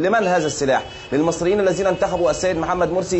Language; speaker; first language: Arabic; native; Arabic